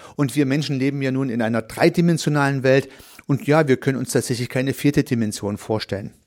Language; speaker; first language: German; native; German